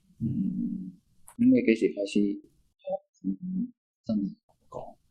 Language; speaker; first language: Cantonese; native; Cantonese